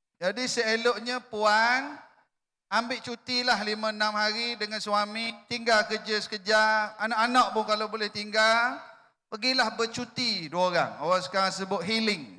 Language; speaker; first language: Malay; native; Malay